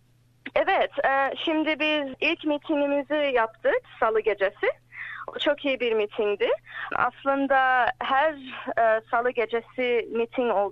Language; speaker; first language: Turkish; early bilingual, heritage; English